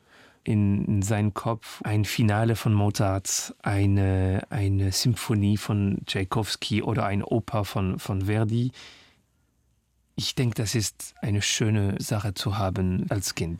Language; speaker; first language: German; non-native, learner; French